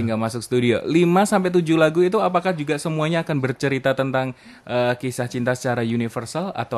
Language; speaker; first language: Indonesian; native; Indonesian